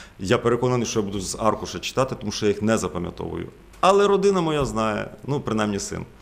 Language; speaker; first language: Ukrainian; native; Ukrainian